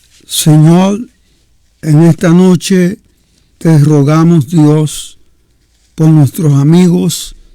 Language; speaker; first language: Spanish; native; Spanish